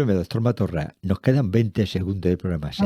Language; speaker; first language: Spanish; native; Spanish